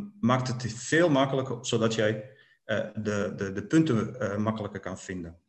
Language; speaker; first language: Dutch; non-native, fluent; Portuguese